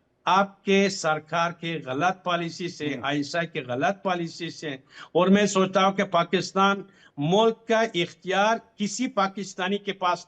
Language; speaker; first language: Hindi; non-native, fluent; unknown